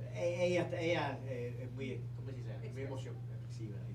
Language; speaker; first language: Spanish; early bilingual, heritage; Spanish